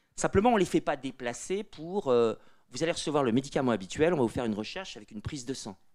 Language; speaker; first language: French; native; French